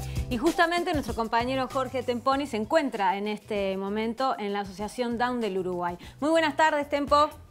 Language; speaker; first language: Spanish; native; Spanish